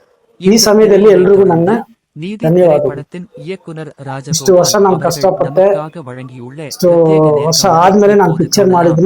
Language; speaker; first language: Kannada; non-native, local second language; Tamil